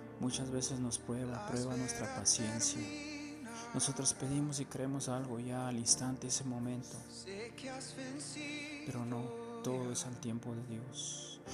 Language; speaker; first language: Spanish; native; Spanish